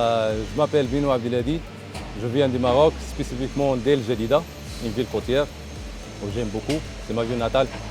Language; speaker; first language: French; non-native, local second language; Arabic